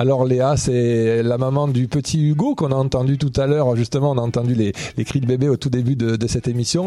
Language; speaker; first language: French; native; French